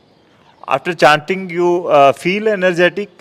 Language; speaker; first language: English; non-native, learner; Hindi